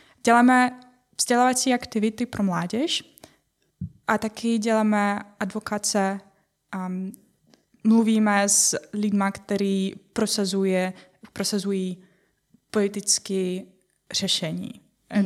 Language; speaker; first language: Czech; non-native, fluent; Ukrainian